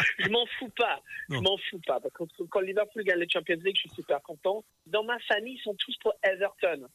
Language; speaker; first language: French; early bilingual, other home language; English